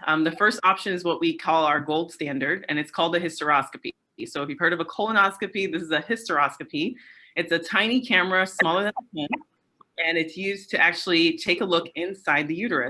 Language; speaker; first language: English; native; English